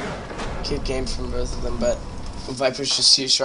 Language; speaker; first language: English; native; English